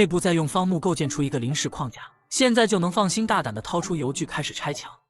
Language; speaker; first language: Chinese; native; Chinese